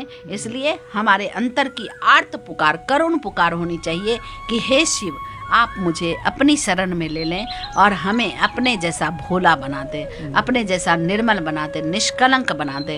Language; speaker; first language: Hindi; native; Hindi